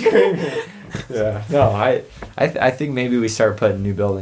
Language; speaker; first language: English; native; English